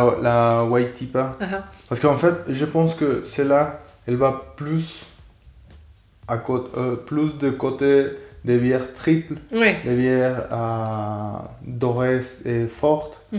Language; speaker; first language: French; non-native, fluent; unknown